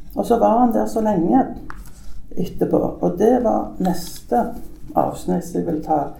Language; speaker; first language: Norwegian; native; Norwegian